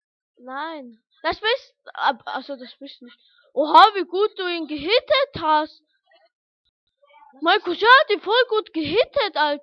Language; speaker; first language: German; early bilingual, other home language; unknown